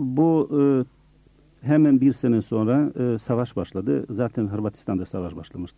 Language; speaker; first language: Turkish; early bilingual, other home language; Bosnian